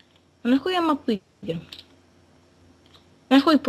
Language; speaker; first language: Bosnian; native; Bosnian